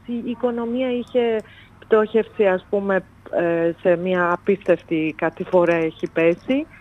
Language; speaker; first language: Greek; non-native, fluent; Persian